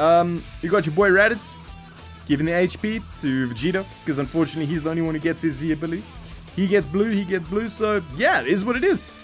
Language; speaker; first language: English; native; English